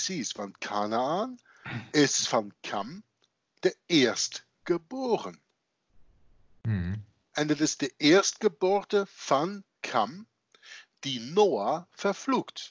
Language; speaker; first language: German; non-native, learner; Dutch